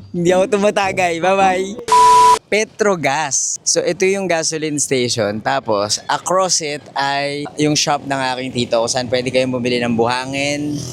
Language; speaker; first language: Filipino; non-native, local second language; Aklanon